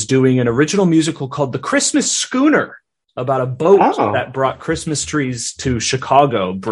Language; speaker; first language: English; native; English